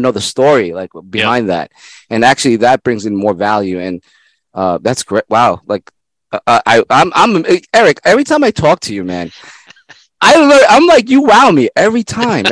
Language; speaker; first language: English; non-native, fluent; Spanish